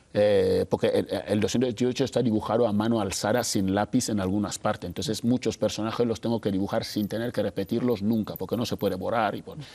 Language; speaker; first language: Spanish; non-native, local second language; Fang